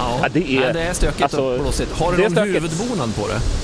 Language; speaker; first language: Swedish; native; Swedish